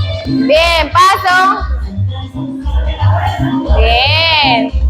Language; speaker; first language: Spanish; native; Spanish